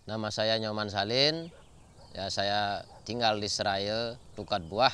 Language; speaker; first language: Indonesian; non-native, local second language; Balinese